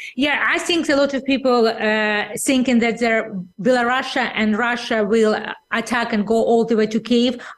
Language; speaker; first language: English; non-native, fluent; Russian